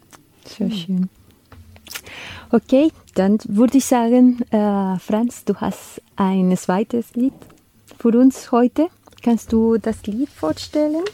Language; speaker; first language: German; non-native, fluent; Spanish